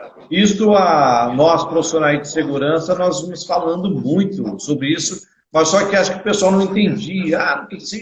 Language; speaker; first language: Portuguese; native; Portuguese